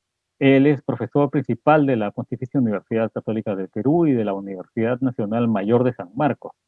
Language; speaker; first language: Spanish; native; Spanish